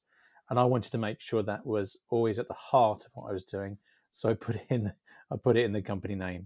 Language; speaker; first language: English; native; English